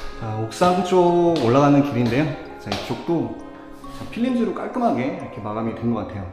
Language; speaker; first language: Korean; native; Korean